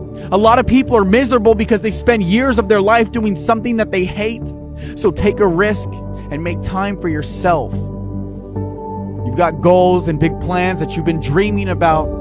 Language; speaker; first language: English; native; English